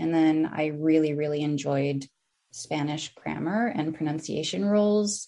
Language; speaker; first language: English; early bilingual, other home language; Filipino